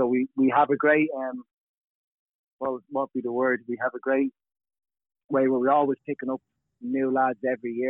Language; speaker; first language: English; native; English